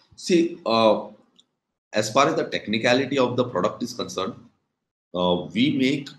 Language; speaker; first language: English; non-native, local second language; Konkani